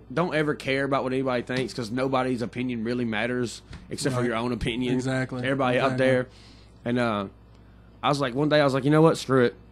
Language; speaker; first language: English; native; English